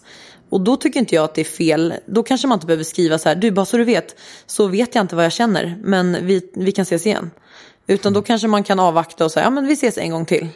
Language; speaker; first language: Swedish; native; Swedish